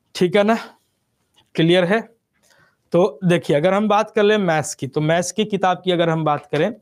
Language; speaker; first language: Hindi; native; Hindi